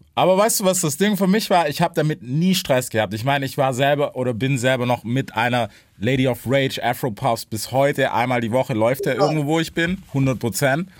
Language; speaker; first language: German; non-native, fluent; English